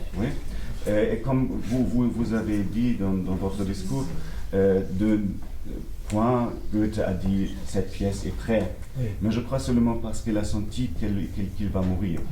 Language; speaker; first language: French; non-native, learner; German